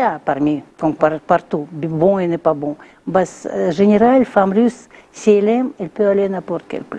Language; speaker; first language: French; non-native, learner; Russian